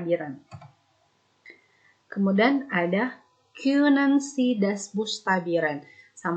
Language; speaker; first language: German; non-native, fluent; Indonesian